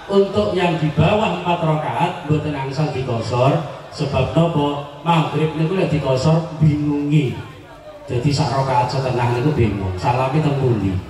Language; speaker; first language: Javanese; native; Javanese